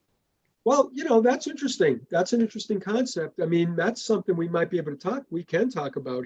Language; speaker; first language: English; native; English